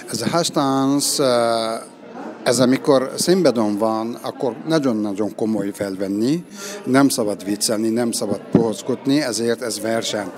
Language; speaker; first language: Hungarian; non-native, learner; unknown